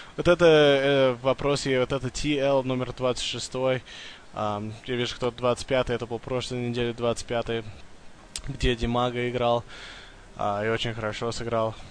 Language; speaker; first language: Russian; early bilingual, heritage; English